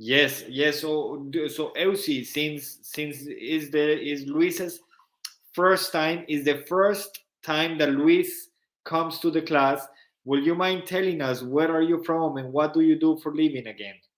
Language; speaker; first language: English; non-native, fluent; Spanish